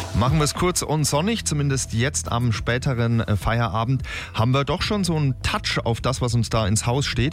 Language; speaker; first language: German; native; German